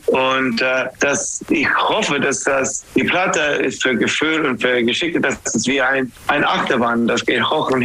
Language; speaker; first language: German; non-native, learner; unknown